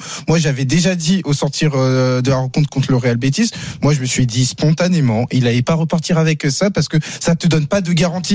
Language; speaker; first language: French; native; French